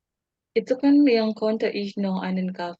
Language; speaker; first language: German; non-native, learner; Indonesian